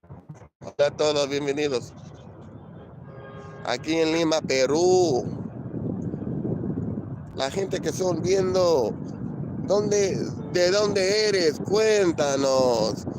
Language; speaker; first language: Spanish; non-native, learner; English